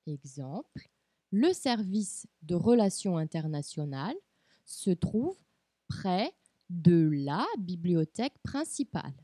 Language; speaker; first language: French; non-native, fluent; Portuguese